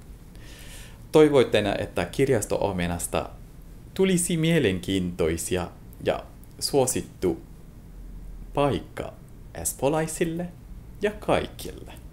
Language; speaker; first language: Finnish; non-native, fluent; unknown